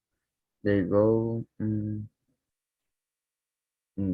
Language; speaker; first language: English; non-native, learner; Spanish